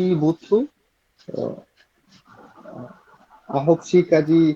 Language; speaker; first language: Korean; non-native, learner; Bangla